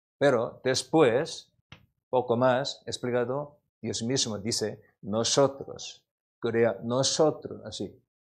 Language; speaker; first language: Spanish; non-native, learner; Korean